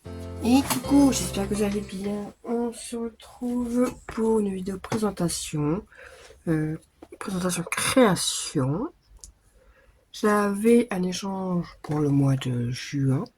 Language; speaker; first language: French; native; French